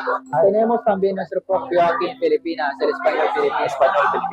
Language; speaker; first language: Spanish; non-native, fluent; Cebuano